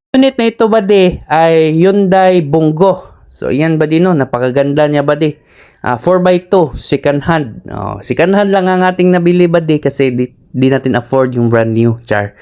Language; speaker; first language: Filipino; non-native, local second language; Cebuano